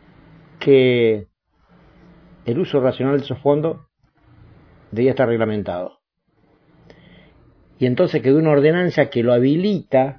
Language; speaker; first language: Spanish; native; Spanish